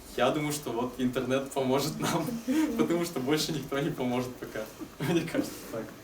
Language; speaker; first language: Russian; native; Russian